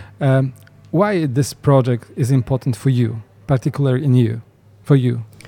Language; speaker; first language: English; non-native, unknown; Polish